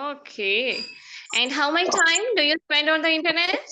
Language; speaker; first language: English; non-native, fluent; Urdu